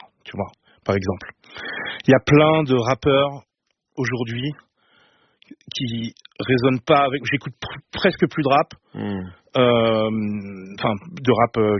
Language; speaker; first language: French; native; French